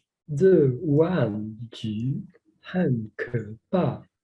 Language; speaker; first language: Chinese; non-native, learner; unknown